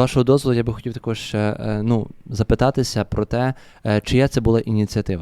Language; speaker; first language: Ukrainian; native; Ukrainian